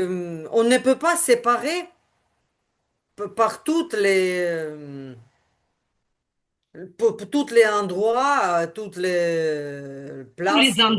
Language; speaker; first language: French; non-native, learner; Ukrainian